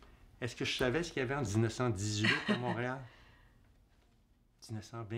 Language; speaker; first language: French; native; French